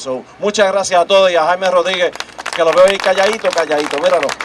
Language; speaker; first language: Spanish; early bilingual, heritage; Spanish